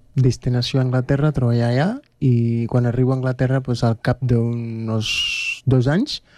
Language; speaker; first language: Catalan; non-native, fluent; Spanish